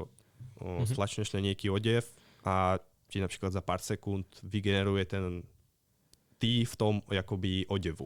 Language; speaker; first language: Czech; non-native, fluent; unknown